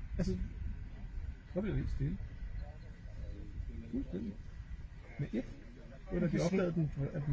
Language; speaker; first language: Danish; native; Danish